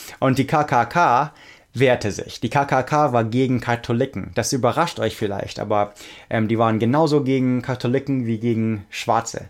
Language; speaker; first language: German; non-native, fluent; English